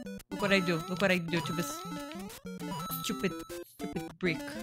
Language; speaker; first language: English; non-native, fluent; Portuguese